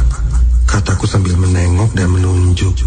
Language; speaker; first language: Indonesian; native; Indonesian